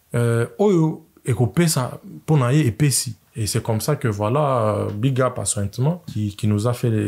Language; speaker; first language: French; non-native, local second language; Swahili